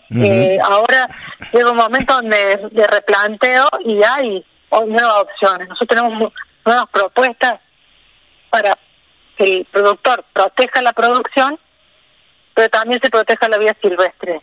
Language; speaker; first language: Spanish; native; Spanish